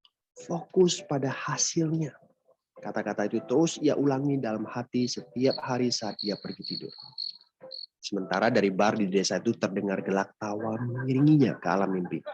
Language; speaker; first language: Indonesian; native; Indonesian